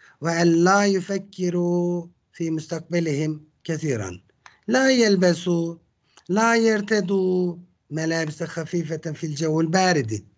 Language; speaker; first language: Arabic; non-native, fluent; Turkish